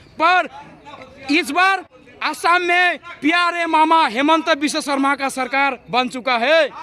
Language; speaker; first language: Hindi; non-native, local second language; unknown